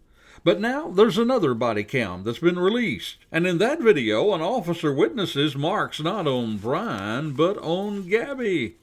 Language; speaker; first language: English; native; English